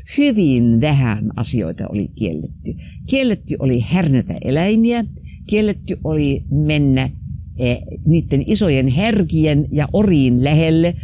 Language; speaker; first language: Finnish; non-native, local second language; Swedish